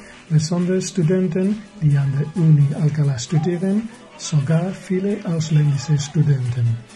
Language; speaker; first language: German; non-native, learner; Spanish